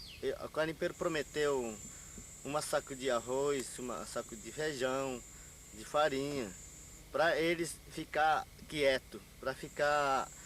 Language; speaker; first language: Portuguese; non-native, local second language; Yanomámi